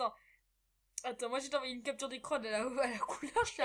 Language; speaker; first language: French; native; French